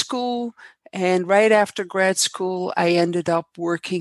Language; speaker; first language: English; non-native, fluent; Dutch